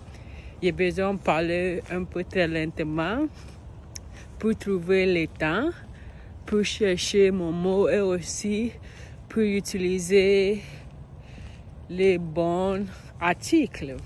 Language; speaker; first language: French; non-native, learner; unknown